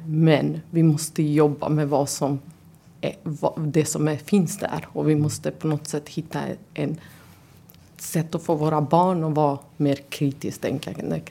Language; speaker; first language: Swedish; early bilingual, other home language; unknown